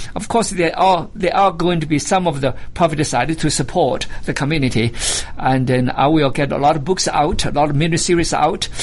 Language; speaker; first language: English; non-native, fluent; Chinese